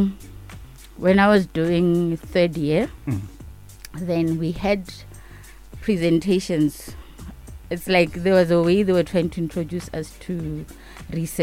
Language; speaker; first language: English; non-native, local second language; Northern Sotho